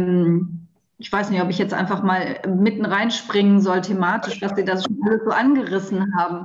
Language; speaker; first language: German; native; German